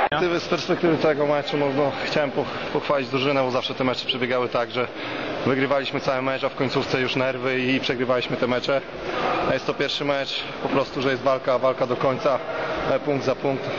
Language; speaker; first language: Polish; native; Polish